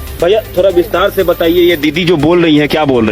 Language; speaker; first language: Hindi; native; Hindi